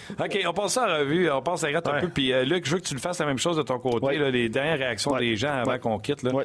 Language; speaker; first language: French; native; French